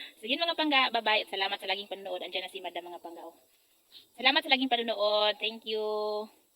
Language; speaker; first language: Filipino; non-native, local second language; Hiligaynon